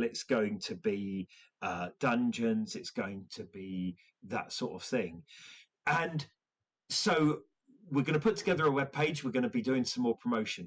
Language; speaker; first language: English; native; English